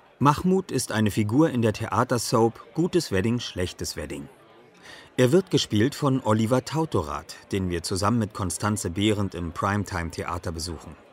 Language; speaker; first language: German; native; German